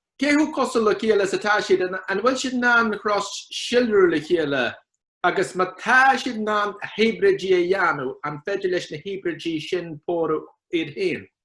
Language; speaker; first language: Irish; non-native, local second language; English